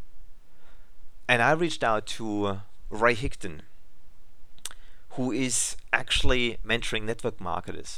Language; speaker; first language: English; non-native, fluent; German